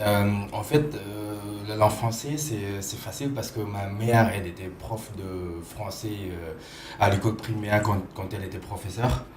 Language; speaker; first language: French; non-native, fluent; Khmer